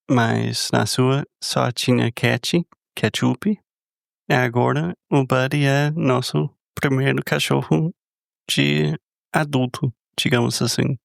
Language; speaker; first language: Portuguese; non-native, fluent; English